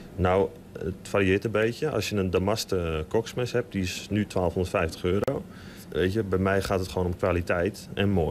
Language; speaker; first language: Dutch; native; Dutch